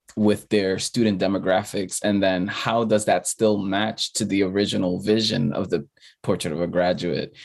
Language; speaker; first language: English; early bilingual, other home language; Spanish